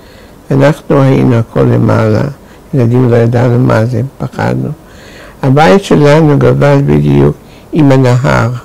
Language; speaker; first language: Hebrew; non-native, fluent; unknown